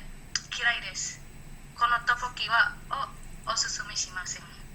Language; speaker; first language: Japanese; non-native, learner; Indonesian